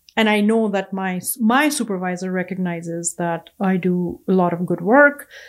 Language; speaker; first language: English; non-native, local second language; Punjabi